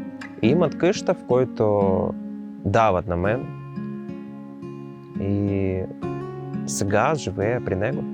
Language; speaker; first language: Bulgarian; non-native, learner; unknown